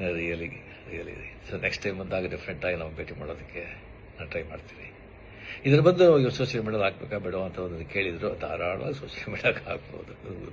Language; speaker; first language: Kannada; non-native, local second language; Marathi